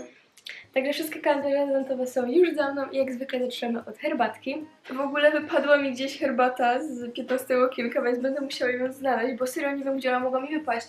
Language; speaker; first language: Polish; native; Polish